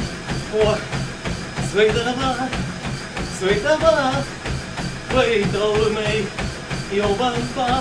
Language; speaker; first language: Chinese; non-native, learner; Russian